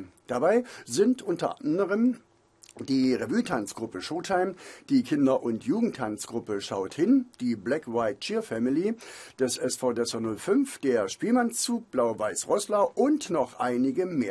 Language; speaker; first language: German; native; German